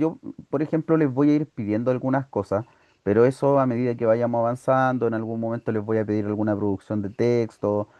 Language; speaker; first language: Spanish; native; Spanish